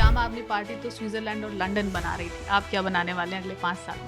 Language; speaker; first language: Hindi; native; Hindi